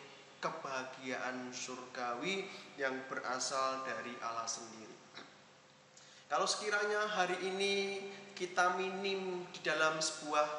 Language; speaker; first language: Indonesian; native; Indonesian